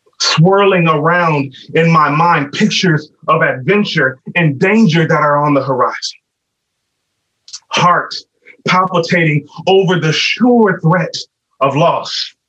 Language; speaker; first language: English; native; English